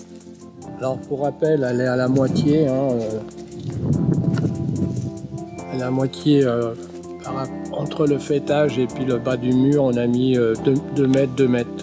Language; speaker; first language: French; native; French